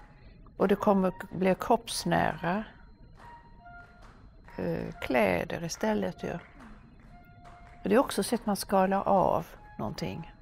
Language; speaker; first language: Swedish; native; Swedish